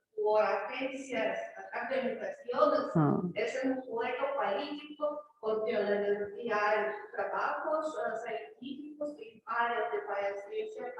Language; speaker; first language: Spanish; non-native, learner; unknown